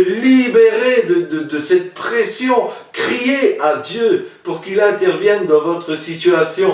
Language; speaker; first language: French; native; French